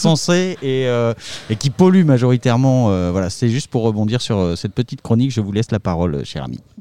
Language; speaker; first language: French; native; French